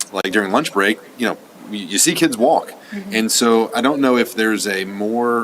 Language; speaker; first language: English; native; English